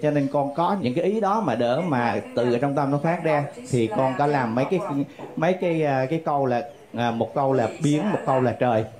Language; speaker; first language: Vietnamese; native; Vietnamese